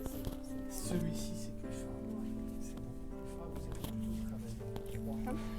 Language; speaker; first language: French; native; French